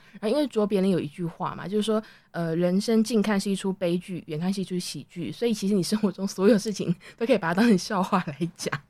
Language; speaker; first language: Chinese; native; Chinese